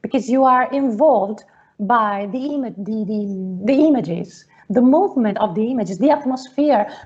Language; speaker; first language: English; non-native, fluent; Italian